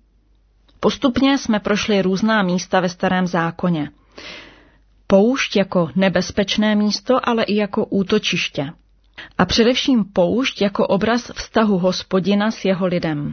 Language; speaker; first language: Czech; native; Czech